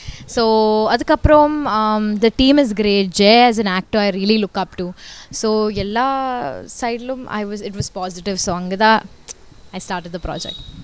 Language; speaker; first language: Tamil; non-native, learner; Malayalam